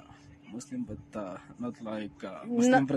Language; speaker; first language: English; non-native, learner; Arabic